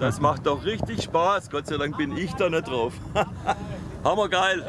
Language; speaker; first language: German; native; German